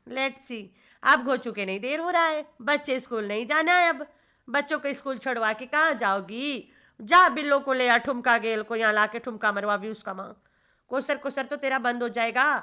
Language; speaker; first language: Urdu; non-native, local second language; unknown